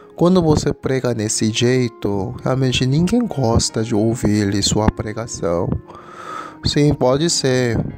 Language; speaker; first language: Portuguese; non-native, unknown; Korean